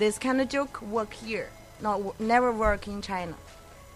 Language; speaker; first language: English; non-native, learner; Chinese